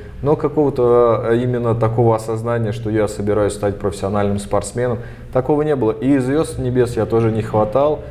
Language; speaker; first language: Russian; early bilingual, other home language; Armenian